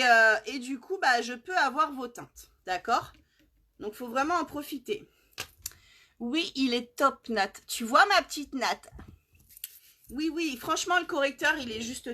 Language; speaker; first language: French; native; French